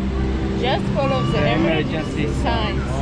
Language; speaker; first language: English; non-native, learner; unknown